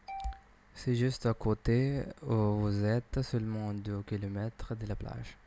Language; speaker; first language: French; non-native, learner; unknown